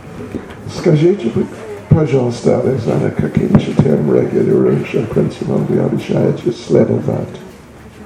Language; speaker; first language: Russian; non-native, learner; English